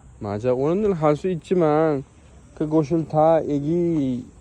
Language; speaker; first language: Korean; non-native, learner; Uzbek